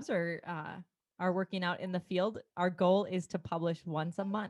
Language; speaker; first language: English; native; English